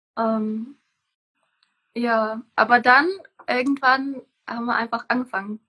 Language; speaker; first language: German; non-native, fluent; Czech